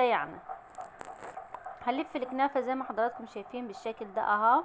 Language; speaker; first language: Arabic; native; Arabic